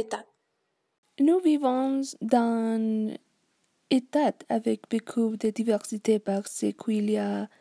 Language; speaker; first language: French; non-native, learner; Spanish